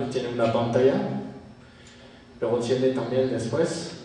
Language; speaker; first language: Spanish; non-native, fluent; French